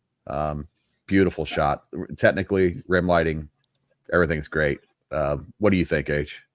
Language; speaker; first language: English; native; English